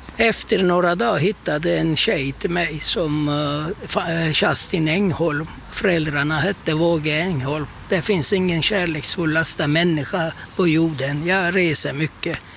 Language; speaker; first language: Swedish; non-native, fluent; Turkish